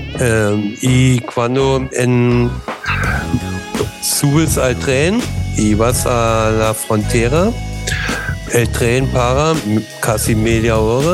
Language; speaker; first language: Spanish; non-native, learner; German